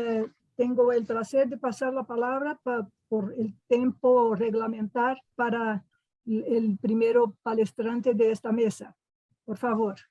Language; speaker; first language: Spanish; non-native, fluent; Portuguese